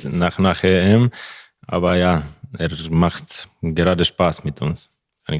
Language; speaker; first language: German; non-native, learner; Croatian